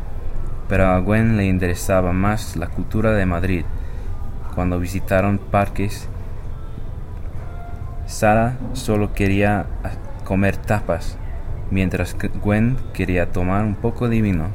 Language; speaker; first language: Spanish; non-native, learner; English